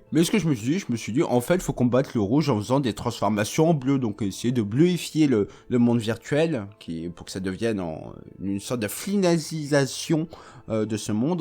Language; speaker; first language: French; native; French